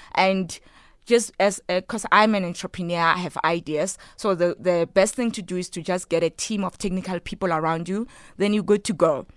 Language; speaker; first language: English; non-native, local second language; Tswana